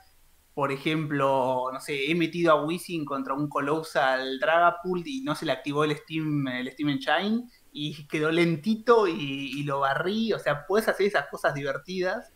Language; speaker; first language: Spanish; native; Spanish